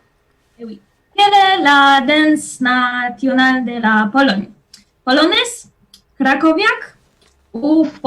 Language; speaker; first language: French; non-native, learner; Polish